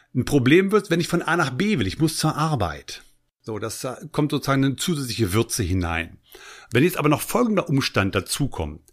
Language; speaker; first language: German; native; German